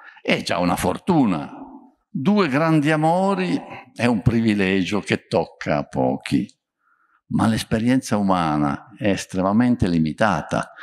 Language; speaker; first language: Italian; native; Italian